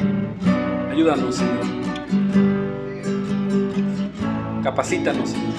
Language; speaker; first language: Spanish; native; Spanish